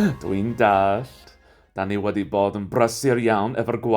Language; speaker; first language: Welsh; non-native, fluent; English